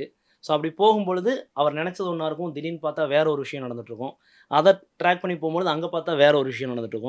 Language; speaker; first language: Tamil; native; Tamil